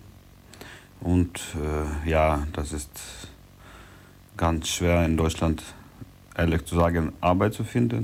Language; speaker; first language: German; non-native, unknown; Russian